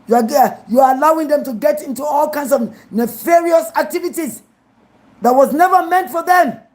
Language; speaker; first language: English; non-native, local second language; Yoruba